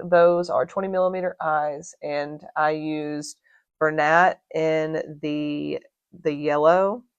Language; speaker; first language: English; native; English